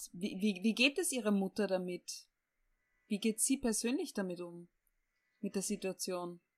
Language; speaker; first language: German; native; German